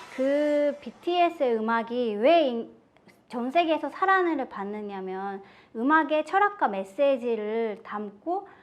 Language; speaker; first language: Korean; non-native, fluent; Japanese